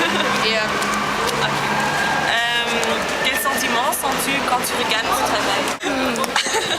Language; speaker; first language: French; non-native, learner; Dutch